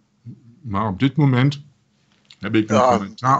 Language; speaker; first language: Dutch; non-native, learner; German